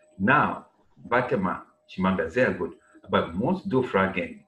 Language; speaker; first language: German; non-native, fluent; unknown